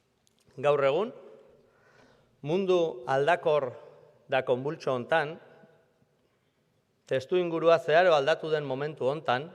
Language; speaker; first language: Basque; native; Basque